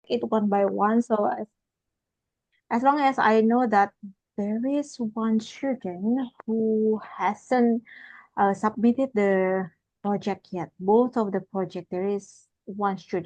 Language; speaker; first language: English; non-native, fluent; Indonesian